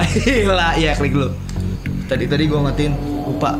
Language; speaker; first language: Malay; non-native, local second language; Sundanese